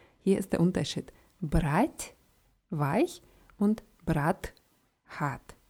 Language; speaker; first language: German; non-native, fluent; Russian